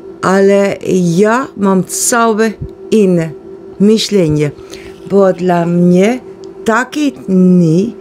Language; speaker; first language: Polish; non-native, learner; Dutch